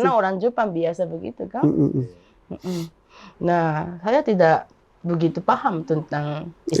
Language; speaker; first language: Indonesian; non-native, fluent; Japanese